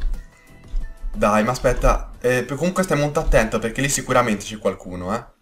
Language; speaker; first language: Italian; native; Italian